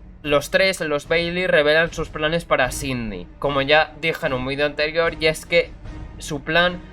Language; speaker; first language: Spanish; native; Spanish